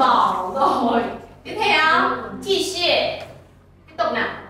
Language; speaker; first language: Chinese; non-native, fluent; Vietnamese